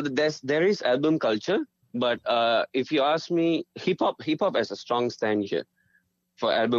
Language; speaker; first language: English; non-native, local second language; Tamil